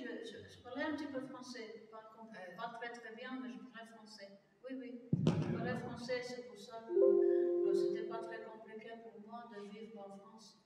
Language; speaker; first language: French; non-native, fluent; Bulgarian